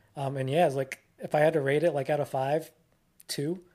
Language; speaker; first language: English; early bilingual, other home language; Filipino